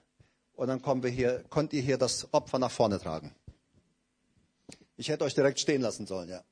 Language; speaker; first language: German; native; German